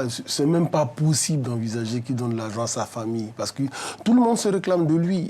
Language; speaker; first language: French; native; French